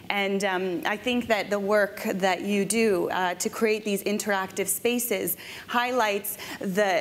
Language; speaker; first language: English; native; English